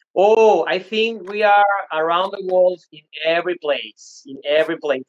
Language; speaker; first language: English; non-native, learner; Spanish